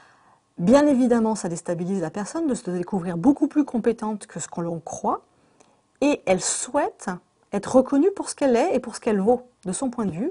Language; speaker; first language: French; native; French